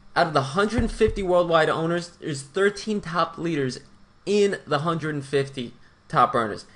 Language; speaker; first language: English; non-native, fluent; Portuguese